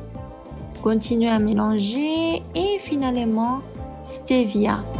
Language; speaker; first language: French; non-native, fluent; Spanish